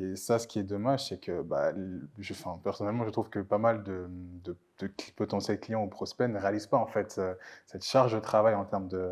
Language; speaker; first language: French; native; French